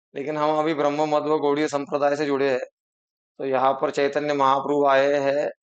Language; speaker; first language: Hindi; non-native, local second language; Marathi